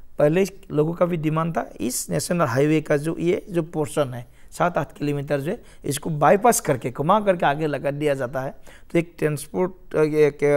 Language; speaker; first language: Hindi; non-native, local second language; Assamese